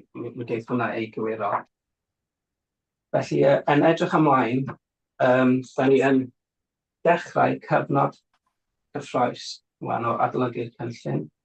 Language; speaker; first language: Welsh; native; Welsh